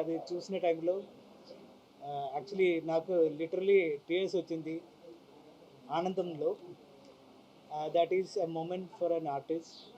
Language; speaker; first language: Telugu; non-native, fluent; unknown